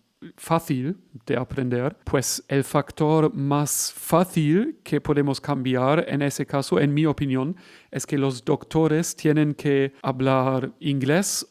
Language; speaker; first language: Spanish; non-native, fluent; German